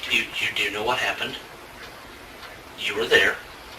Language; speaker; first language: English; native; English